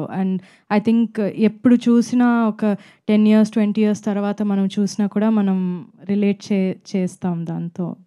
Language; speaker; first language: Telugu; non-native, fluent; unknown